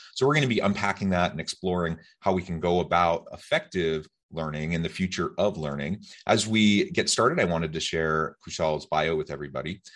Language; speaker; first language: English; native; English